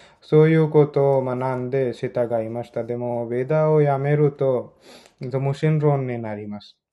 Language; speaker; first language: Japanese; non-native, learner; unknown